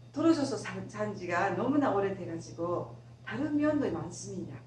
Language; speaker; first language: Korean; non-native, fluent; Japanese